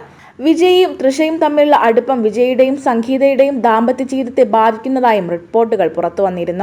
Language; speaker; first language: Malayalam; native; Malayalam